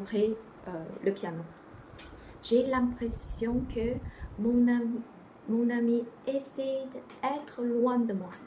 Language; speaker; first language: French; non-native, learner; Chinese